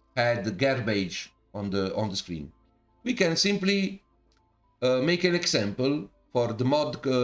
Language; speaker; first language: English; non-native, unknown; Italian